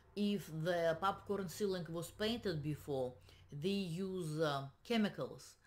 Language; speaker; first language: English; non-native, fluent; Russian